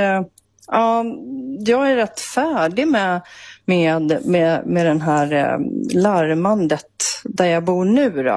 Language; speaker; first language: Swedish; native; Swedish